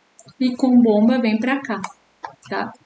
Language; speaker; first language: Portuguese; native; Portuguese